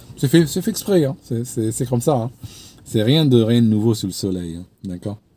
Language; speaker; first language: French; non-native, local second language; Arabic